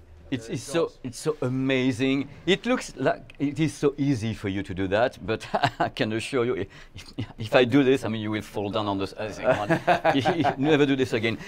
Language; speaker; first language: English; non-native, fluent; French